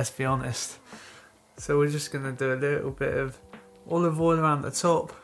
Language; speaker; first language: English; native; English